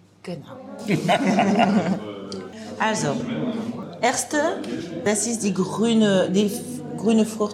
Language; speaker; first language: German; non-native, learner; French